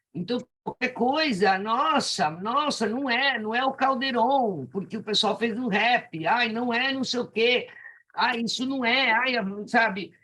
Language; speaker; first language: Portuguese; native; Portuguese